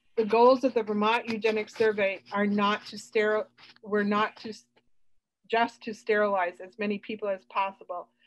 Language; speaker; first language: English; native; English